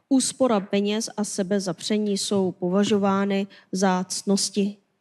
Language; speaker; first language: Czech; non-native, fluent; Korean